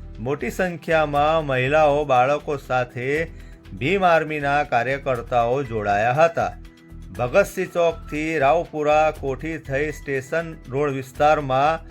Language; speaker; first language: Gujarati; native; Gujarati